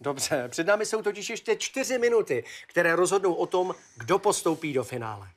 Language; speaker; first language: Czech; native; Czech